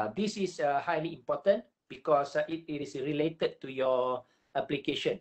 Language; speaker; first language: English; non-native, local second language; Malay